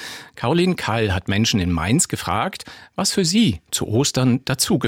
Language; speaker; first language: German; native; German